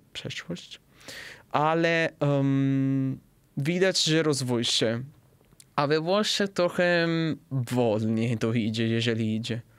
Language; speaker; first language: Polish; non-native, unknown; Italian